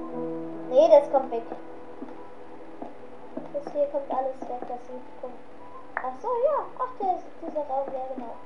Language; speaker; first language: German; native; German